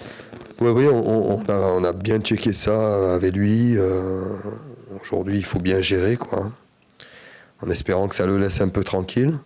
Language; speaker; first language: French; native; French